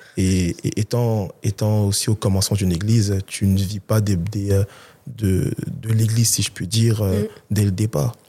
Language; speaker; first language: French; early bilingual, other home language; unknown